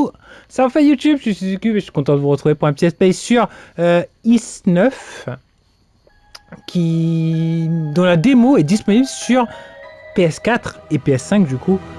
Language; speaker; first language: French; native; French